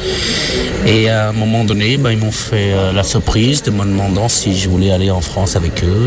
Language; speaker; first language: French; non-native, fluent; Khmer